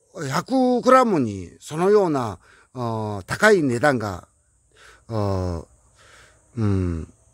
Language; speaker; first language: Japanese; non-native, learner; Korean